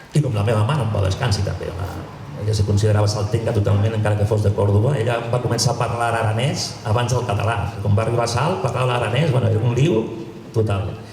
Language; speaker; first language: Catalan; non-native, local second language; Spanish